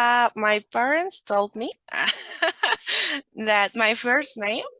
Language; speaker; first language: English; non-native, learner; Spanish